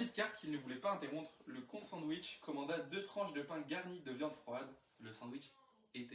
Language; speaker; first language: French; native; French